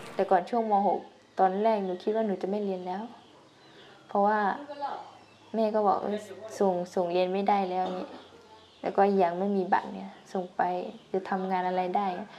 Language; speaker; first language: Thai; non-native, local second language; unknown